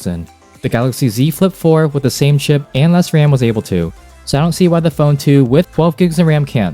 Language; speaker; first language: English; native; English